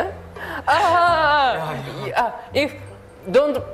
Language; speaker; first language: English; non-native, local second language; Cebuano